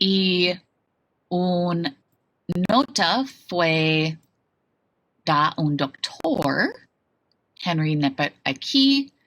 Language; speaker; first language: Spanish; non-native, fluent; English